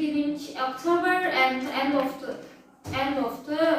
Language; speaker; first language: English; non-native, learner; Turkish